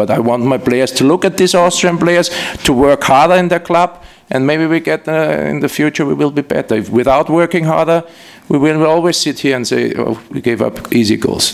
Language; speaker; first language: English; non-native, fluent; German